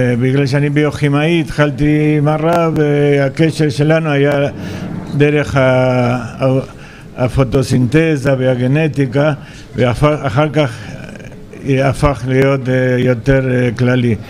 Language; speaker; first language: Hebrew; non-native, fluent; Spanish